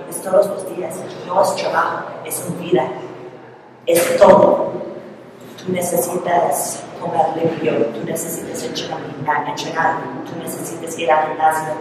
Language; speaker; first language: Spanish; non-native, learner; English